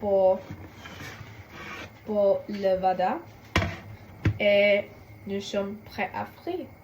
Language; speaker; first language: French; non-native, learner; Tamil